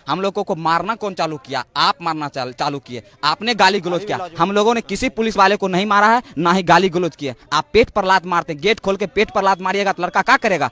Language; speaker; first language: Hindi; native; Hindi